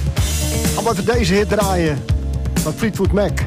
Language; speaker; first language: Dutch; native; Dutch